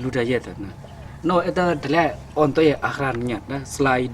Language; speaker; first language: Russian; non-native, learner; Burmese